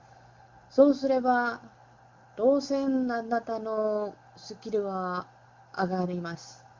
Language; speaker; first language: Japanese; non-native, learner; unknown